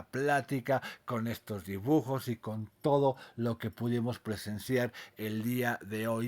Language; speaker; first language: Spanish; native; Spanish